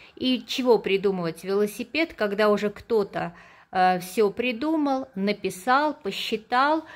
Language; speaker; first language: Russian; non-native, local second language; Armenian